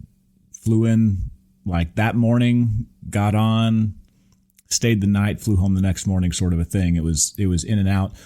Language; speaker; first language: English; native; English